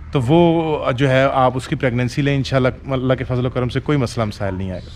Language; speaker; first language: Urdu; non-native, local second language; Punjabi